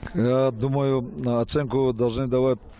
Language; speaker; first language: Russian; non-native, local second language; Avaric